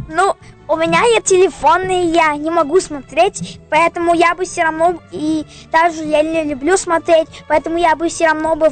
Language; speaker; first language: Russian; early bilingual, heritage; Russian